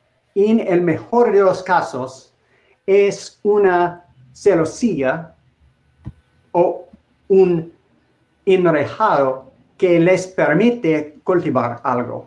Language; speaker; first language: Spanish; non-native, learner; English